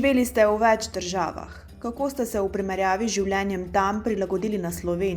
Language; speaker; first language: Slovenian; native; Slovenian